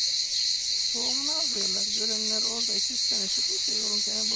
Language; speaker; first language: Turkish; native; Turkish